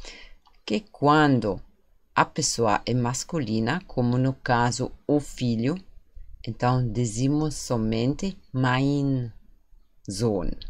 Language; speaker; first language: Portuguese; non-native, fluent; German